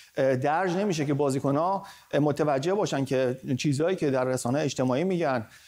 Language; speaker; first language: Persian; native; Persian